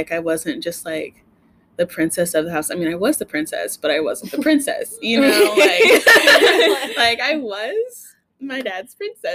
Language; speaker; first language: English; native; English